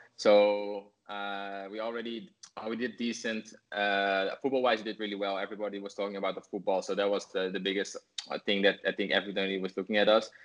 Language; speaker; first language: English; non-native, fluent; Dutch